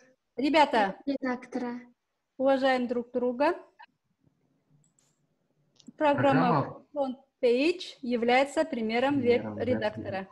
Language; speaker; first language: Russian; non-native, local second language; Kyrgyz